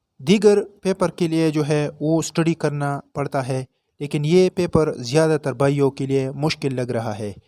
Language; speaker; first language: Urdu; non-native, local second language; Pashto